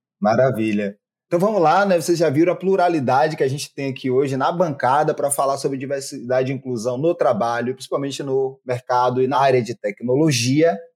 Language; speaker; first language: Portuguese; native; Portuguese